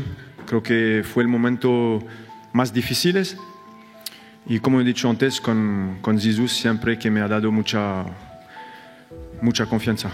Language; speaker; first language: Spanish; non-native, fluent; French